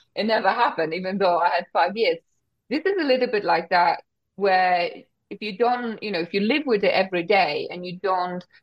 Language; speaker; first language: English; non-native, fluent; Polish